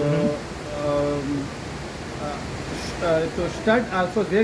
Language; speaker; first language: German; non-native, learner; Urdu